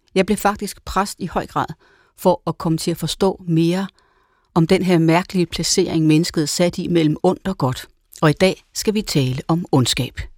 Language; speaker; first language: Danish; native; Danish